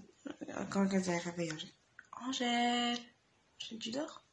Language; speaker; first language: French; native; French